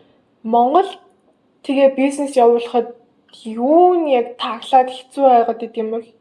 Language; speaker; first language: Mongolian; early bilingual, heritage; Mongolian